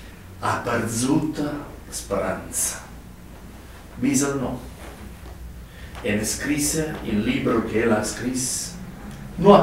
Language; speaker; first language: Romanian; non-native, learner; Italian